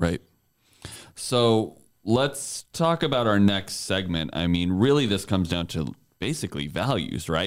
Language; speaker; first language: English; native; English